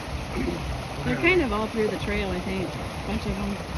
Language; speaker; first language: English; native; English